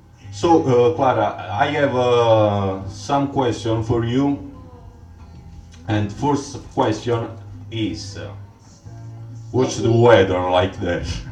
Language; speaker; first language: English; non-native, learner; Italian